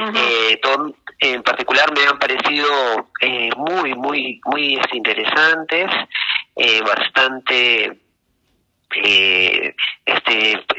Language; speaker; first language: Spanish; native; Spanish